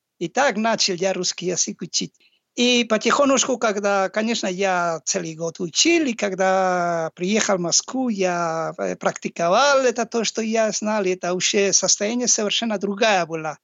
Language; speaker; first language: Russian; non-native, learner; Basque